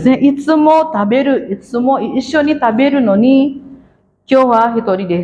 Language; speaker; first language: Japanese; non-native, fluent; Indonesian